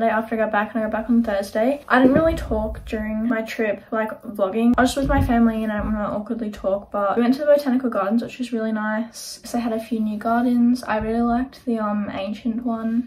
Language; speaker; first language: English; native; English